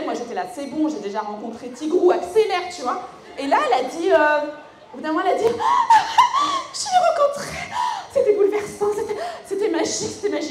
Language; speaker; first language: French; native; French